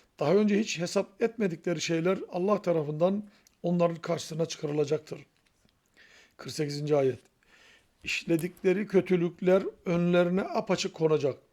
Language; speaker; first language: Turkish; native; Turkish